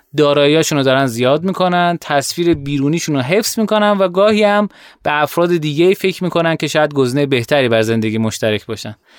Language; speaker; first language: Persian; native; Persian